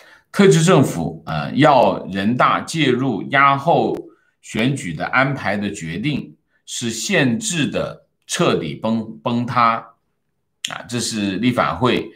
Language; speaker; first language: Chinese; native; Chinese